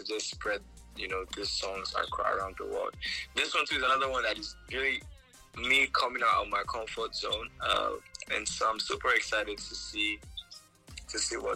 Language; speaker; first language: English; non-native, local second language; Yoruba